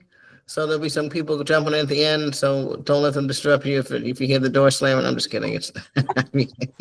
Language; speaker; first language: English; native; English